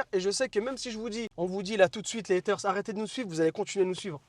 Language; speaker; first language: French; native; French